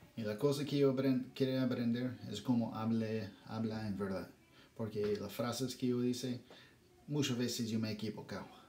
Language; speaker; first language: Spanish; non-native, learner; English